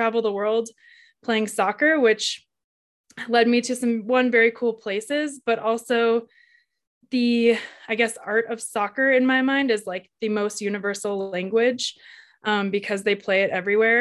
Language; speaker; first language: English; native; English